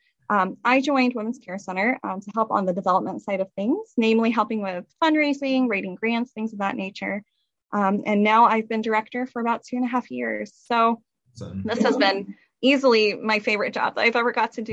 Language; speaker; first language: English; native; English